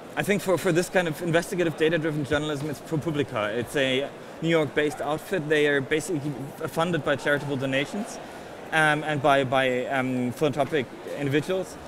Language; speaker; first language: English; non-native, fluent; German